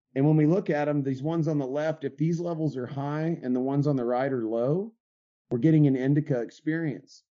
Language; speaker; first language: English; native; English